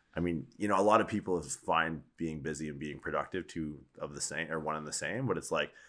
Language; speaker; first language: English; native; English